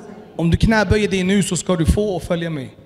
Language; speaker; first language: Swedish; early bilingual, other home language; Amharic